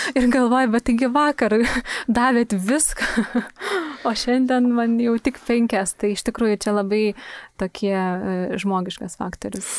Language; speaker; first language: Lithuanian; native; Lithuanian